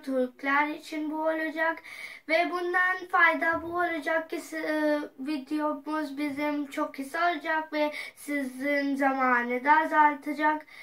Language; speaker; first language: Turkish; non-native, learner; Urdu